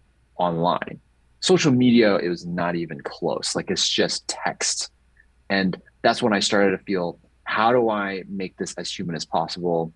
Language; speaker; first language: English; native; English